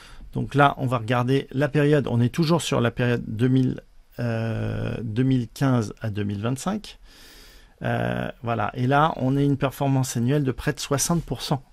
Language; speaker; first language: French; native; French